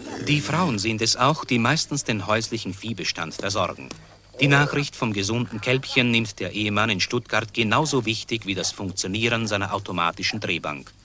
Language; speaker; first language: German; native; German